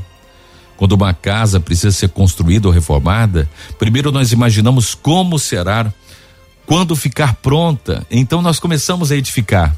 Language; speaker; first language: Portuguese; native; Portuguese